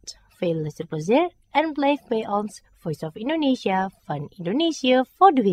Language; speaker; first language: Dutch; non-native, fluent; Indonesian